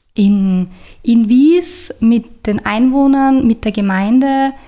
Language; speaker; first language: German; native; German